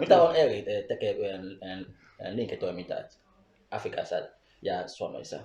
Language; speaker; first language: Finnish; non-native, learner; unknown